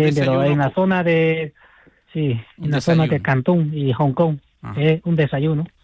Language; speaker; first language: Spanish; non-native, fluent; Chinese